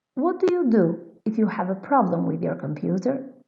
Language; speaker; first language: English; non-native, fluent; Albanian